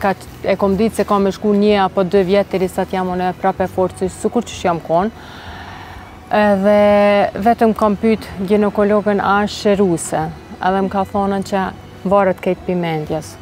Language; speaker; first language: Albanian; early bilingual, heritage; Albanian